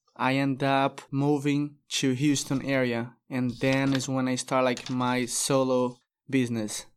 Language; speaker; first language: English; non-native, fluent; Portuguese